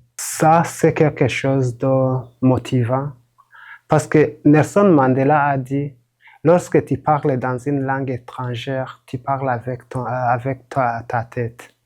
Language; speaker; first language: French; non-native, local second language; Rundi